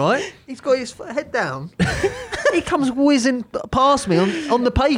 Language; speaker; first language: English; native; English